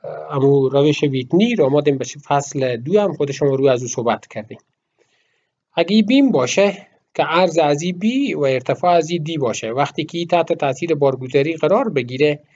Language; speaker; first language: Persian; native; Persian